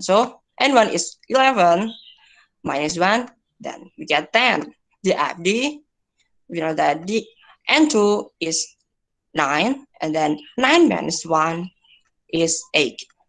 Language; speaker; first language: English; non-native, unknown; Indonesian